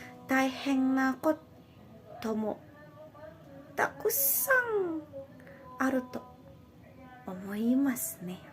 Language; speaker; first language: Japanese; non-native, learner; Indonesian